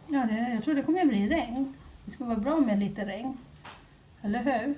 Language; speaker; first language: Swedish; non-native, learner; Thai